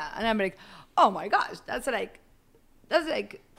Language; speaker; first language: English; non-native, fluent; Spanish